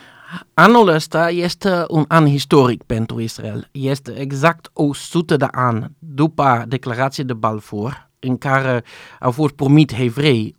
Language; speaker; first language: Romanian; non-native, learner; Dutch